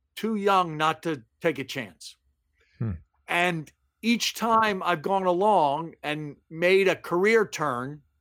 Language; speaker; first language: English; native; English